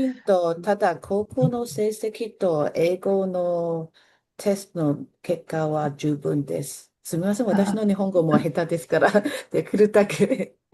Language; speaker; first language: Japanese; non-native, fluent; Chinese